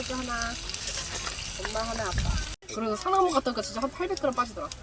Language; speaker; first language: Korean; native; Korean